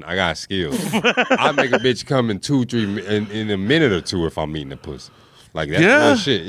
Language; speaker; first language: English; native; English